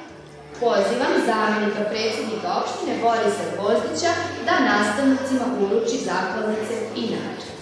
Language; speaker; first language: Serbian; native; Serbian